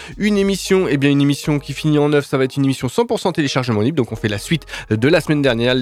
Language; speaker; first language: French; native; French